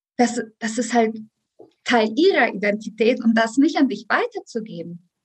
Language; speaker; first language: German; early bilingual, other home language; Russian